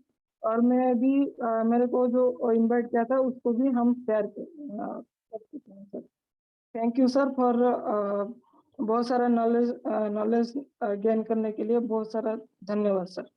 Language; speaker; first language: Hindi; non-native, local second language; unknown